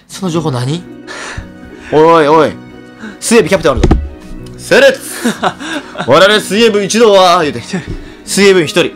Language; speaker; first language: Japanese; native; Japanese